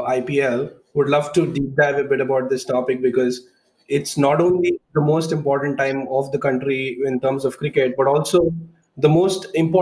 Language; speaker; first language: English; non-native, local second language; Hindi